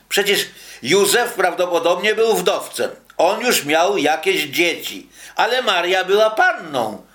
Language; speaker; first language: Polish; native; Polish